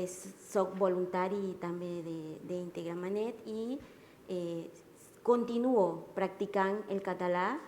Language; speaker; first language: Catalan; non-native, learner; Spanish